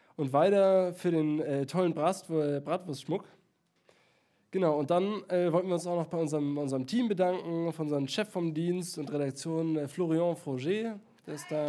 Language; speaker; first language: German; native; German